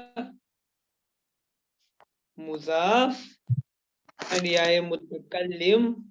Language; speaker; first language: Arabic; non-native, fluent; Urdu